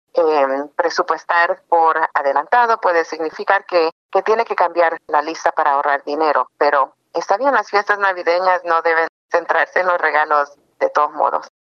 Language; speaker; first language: Spanish; early bilingual, heritage; Spanish